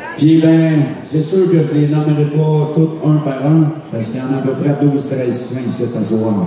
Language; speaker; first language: French; native; French